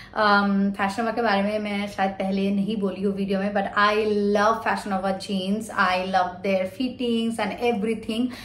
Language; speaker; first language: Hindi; non-native, local second language; Assamese